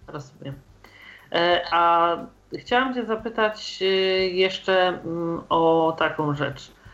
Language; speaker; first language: Polish; native; Polish